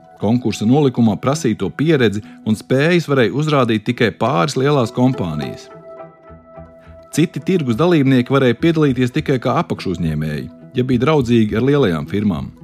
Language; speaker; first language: Latvian; native; Latvian